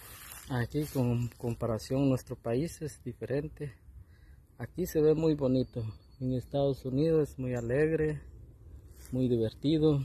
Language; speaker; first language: Spanish; non-native, local second language; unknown